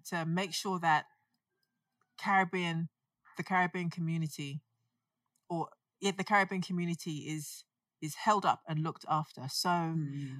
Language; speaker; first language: English; native; English